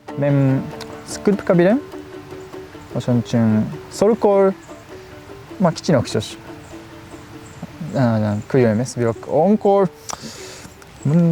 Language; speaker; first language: Kyrgyz; non-native, learner; Japanese